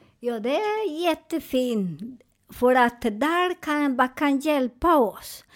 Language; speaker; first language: Swedish; non-native, fluent; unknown